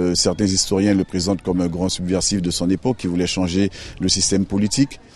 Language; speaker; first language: French; native; French